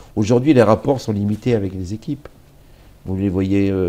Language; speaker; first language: French; native; French